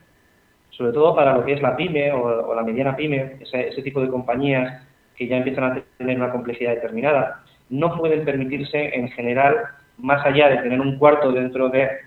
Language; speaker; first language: Spanish; native; Spanish